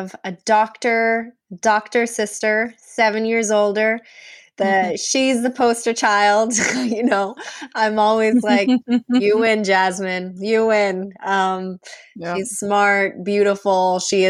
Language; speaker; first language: English; non-native, fluent; Punjabi